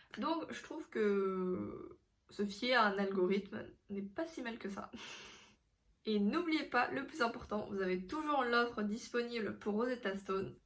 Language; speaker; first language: French; non-native, fluent; Korean